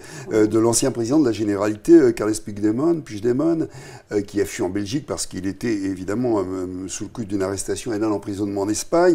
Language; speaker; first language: French; native; French